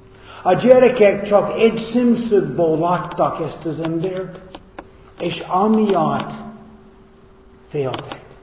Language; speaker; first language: Hungarian; non-native, fluent; English